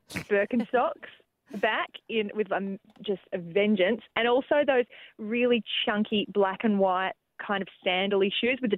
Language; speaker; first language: English; native; English